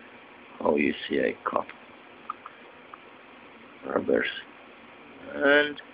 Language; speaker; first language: English; non-native, learner; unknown